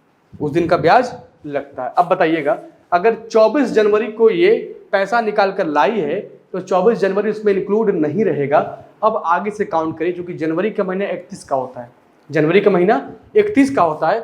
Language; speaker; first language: Hindi; native; Hindi